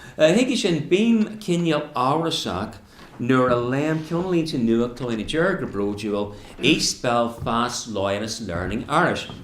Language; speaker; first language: Irish; non-native, local second language; English